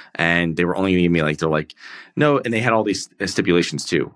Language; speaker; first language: English; native; English